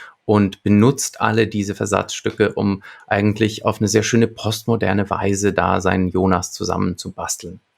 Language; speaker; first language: German; native; German